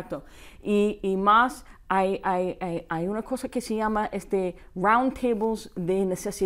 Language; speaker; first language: Spanish; non-native, fluent; English